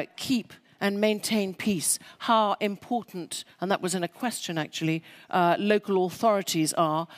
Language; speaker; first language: English; early bilingual, other home language; French